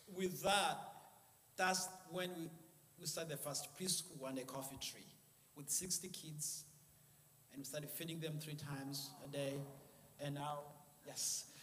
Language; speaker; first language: English; non-native, local second language; Kinyarwanda